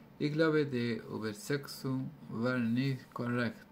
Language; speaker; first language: German; non-native, learner; Spanish